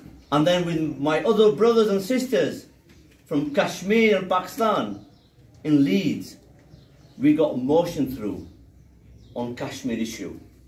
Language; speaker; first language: English; early bilingual, other home language; Punjabi